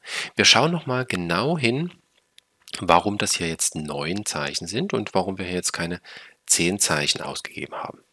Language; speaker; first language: German; native; German